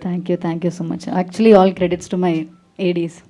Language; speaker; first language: Telugu; non-native, learner; Malayalam